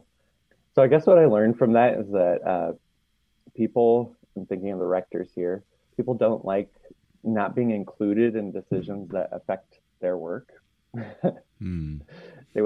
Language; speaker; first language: English; native; English